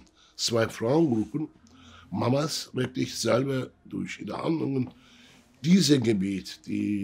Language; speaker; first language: German; early bilingual, other home language; Turkish